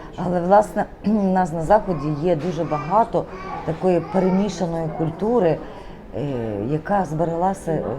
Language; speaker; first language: Ukrainian; native; Ukrainian